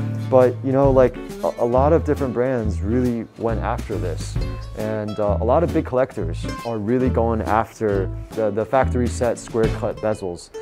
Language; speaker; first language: English; early bilingual, other home language; Chinese